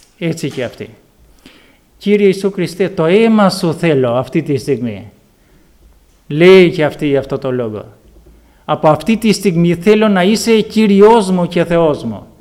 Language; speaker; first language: Greek; non-native, fluent; Albanian